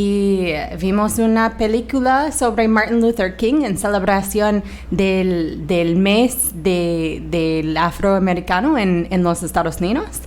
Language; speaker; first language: Spanish; non-native, fluent; English